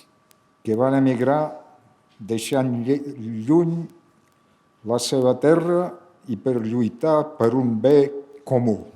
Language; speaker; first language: Catalan; early bilingual, heritage; Catalan